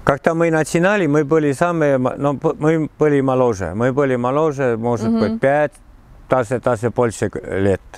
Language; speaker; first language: Russian; non-native, learner; Estonian